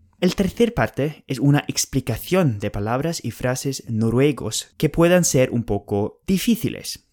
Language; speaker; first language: Spanish; non-native, fluent; Norwegian